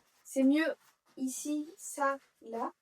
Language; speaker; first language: French; non-native, fluent; Amharic